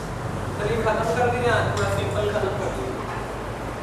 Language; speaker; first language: Hindi; native; Hindi